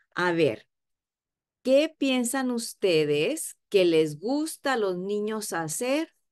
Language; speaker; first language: Spanish; early bilingual, heritage; Spanish